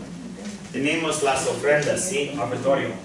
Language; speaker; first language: Spanish; non-native, fluent; English